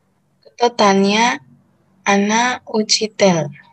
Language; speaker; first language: Russian; non-native, learner; Indonesian